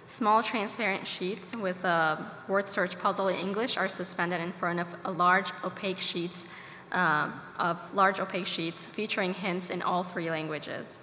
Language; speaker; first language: English; non-native, fluent; Persian